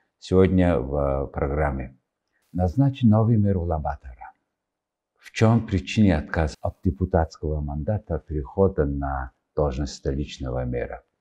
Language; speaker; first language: Russian; non-native, fluent; Mongolian